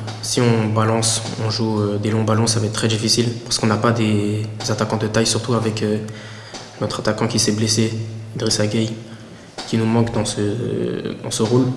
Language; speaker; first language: French; early bilingual, other home language; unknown